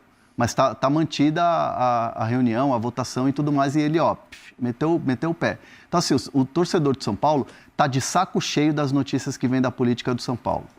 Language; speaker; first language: Portuguese; native; Portuguese